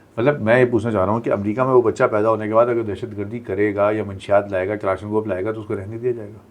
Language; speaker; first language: Urdu; native; Urdu